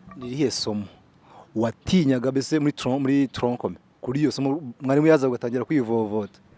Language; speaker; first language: Kinyarwanda; native; Kinyarwanda